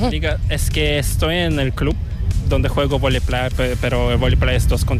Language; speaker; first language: Spanish; non-native, learner; Korean